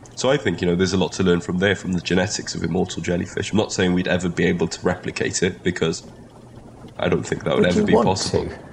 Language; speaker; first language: English; non-native, local second language; Welsh